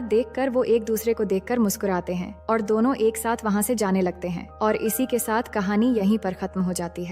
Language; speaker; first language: Hindi; native; Hindi